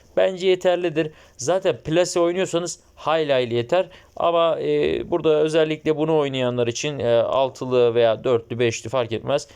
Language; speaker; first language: Turkish; native; Turkish